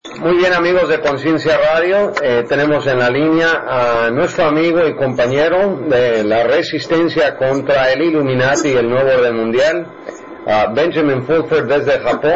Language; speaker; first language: Spanish; native; Spanish